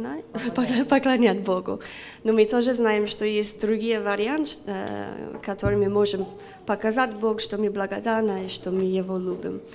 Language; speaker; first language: Russian; non-native, local second language; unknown